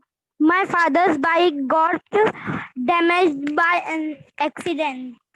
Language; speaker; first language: English; non-native, learner; Hindi